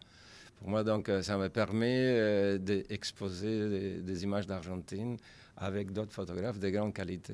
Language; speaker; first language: French; non-native, fluent; Spanish